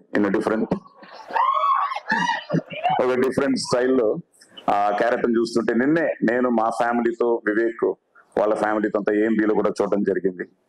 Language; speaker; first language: Telugu; native; Telugu